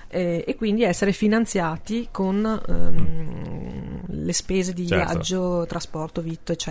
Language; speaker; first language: Italian; native; Italian